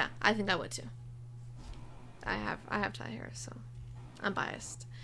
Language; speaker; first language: English; native; English